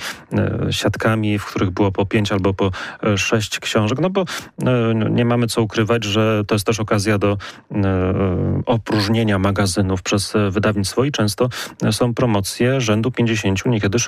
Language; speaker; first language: Polish; native; Polish